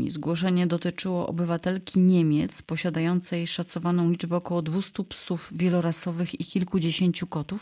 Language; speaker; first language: Polish; native; Polish